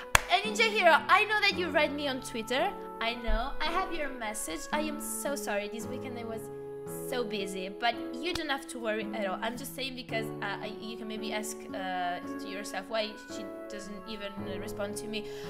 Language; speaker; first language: English; non-native, learner; Italian